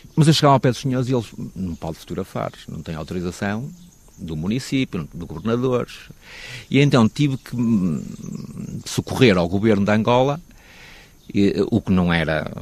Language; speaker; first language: Portuguese; native; Portuguese